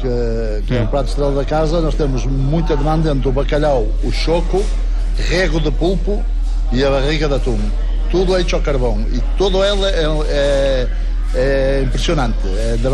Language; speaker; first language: Spanish; non-native, learner; Portuguese